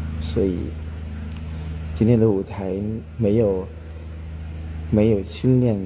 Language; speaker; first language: Chinese; non-native, learner; Thai